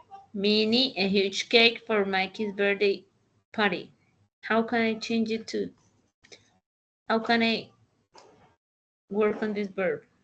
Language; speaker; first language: English; non-native, fluent; Spanish